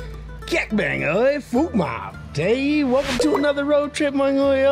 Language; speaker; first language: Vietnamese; non-native, learner; English